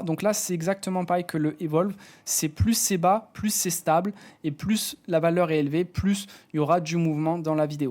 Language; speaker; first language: French; native; French